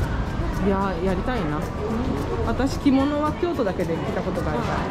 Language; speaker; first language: Japanese; non-native, fluent; Portuguese